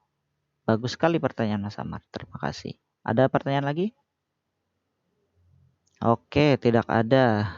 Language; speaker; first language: Indonesian; native; Indonesian